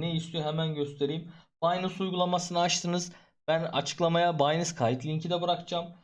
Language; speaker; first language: Turkish; native; Turkish